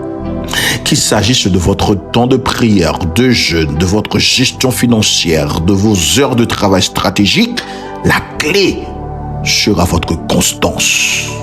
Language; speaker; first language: French; non-native, local second language; Haitian Creole